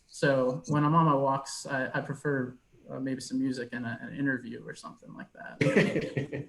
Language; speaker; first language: English; native; English